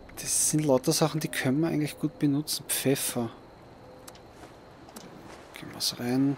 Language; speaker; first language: German; native; German